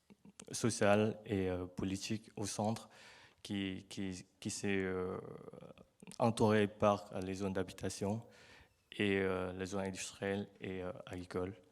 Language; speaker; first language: French; non-native, learner; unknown